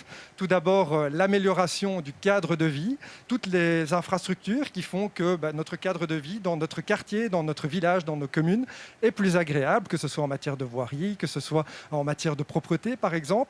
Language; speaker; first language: French; native; French